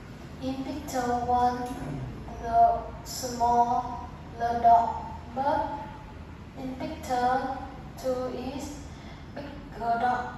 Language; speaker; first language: English; non-native, learner; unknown